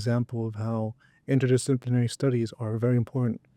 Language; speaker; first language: English; native; English